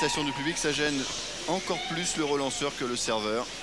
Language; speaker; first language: French; native; French